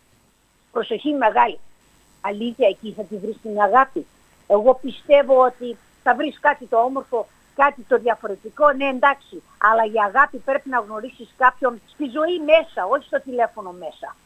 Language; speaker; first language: Greek; early bilingual, heritage; English